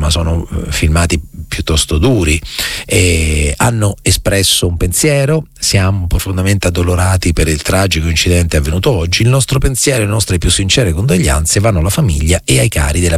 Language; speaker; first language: Italian; native; Italian